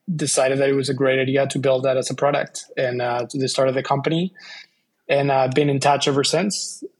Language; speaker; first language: English; non-native, fluent; Spanish